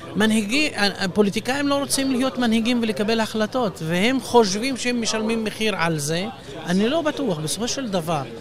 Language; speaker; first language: Hebrew; non-native, local second language; Arabic